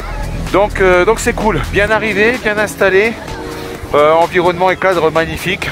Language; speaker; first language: French; native; French